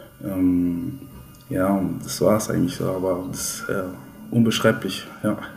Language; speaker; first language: German; early bilingual, other home language; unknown